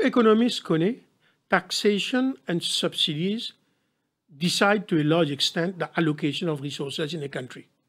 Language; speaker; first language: English; non-native, local second language; Morisyen